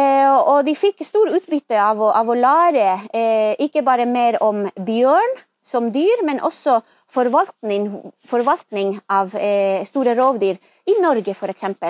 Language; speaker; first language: Norwegian; non-native, fluent; Spanish